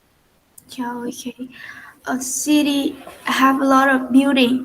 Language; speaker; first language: English; non-native, learner; Vietnamese